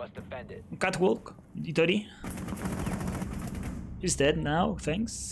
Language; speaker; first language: English; non-native, fluent; Spanish